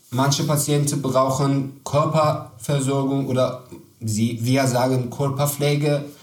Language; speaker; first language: German; non-native, learner; Persian